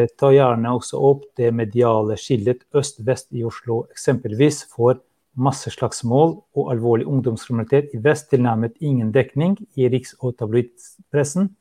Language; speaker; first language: Norwegian; non-native, fluent; Albanian